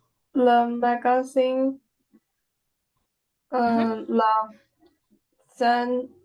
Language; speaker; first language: French; non-native, learner; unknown